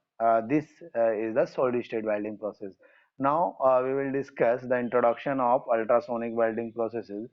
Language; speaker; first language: English; non-native, local second language; Hindi